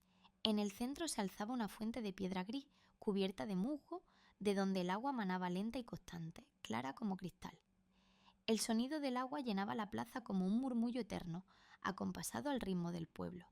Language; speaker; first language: Spanish; native; Spanish